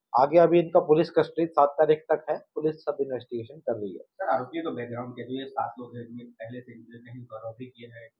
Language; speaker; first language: Hindi; non-native, local second language; Marathi